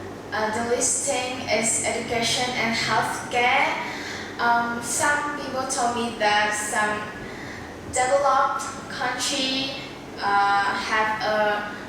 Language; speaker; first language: English; non-native, learner; Vietnamese